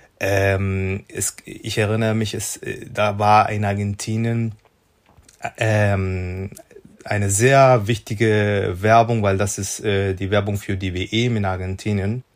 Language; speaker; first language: German; non-native, fluent; Spanish